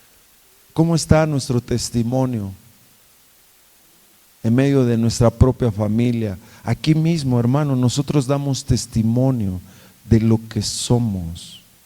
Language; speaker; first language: Spanish; native; Spanish